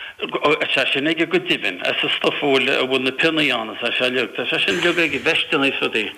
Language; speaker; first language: Irish; native; Irish